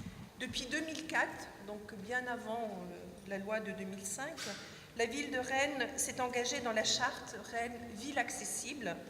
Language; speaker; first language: French; native; French